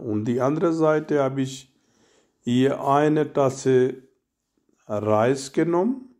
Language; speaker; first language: German; non-native, learner; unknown